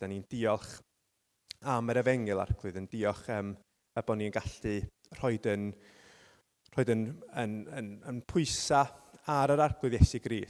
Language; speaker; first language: Welsh; native; Welsh